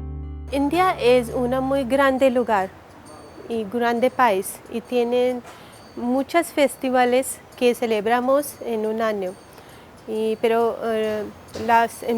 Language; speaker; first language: Spanish; non-native, learner; Hindi